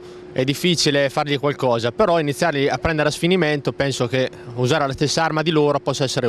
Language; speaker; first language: Italian; native; Italian